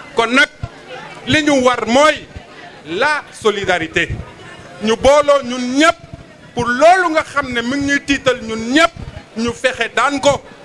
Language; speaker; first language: Wolof; native; Wolof